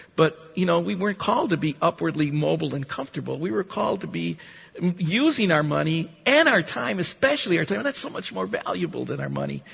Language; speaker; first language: English; early bilingual, other home language; Spanish